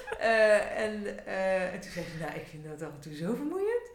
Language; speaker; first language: Dutch; native; Dutch